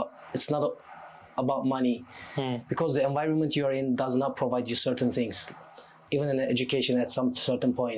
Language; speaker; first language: English; non-native, fluent; Turkish